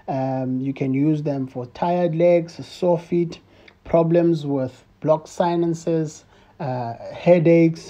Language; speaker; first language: English; non-native, local second language; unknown